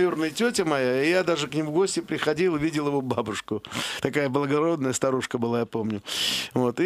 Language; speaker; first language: Russian; non-native, local second language; Azerbaijani